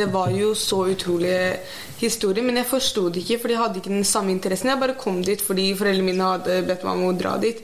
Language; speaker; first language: Norwegian; early bilingual, other home language; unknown